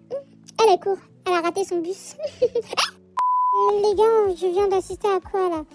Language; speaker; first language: French; native; French